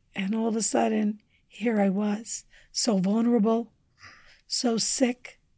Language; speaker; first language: English; native; English